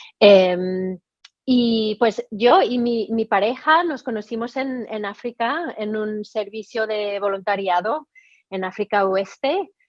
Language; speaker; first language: Spanish; non-native, fluent; English